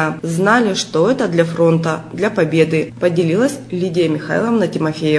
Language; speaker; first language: Russian; native; Russian